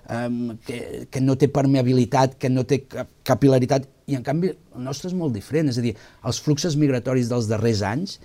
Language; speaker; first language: Catalan; non-native, local second language; Spanish